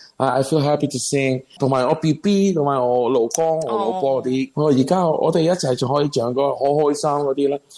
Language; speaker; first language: Cantonese; non-native, learner; Spanish